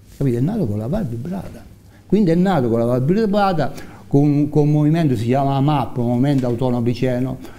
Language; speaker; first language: Italian; native; Italian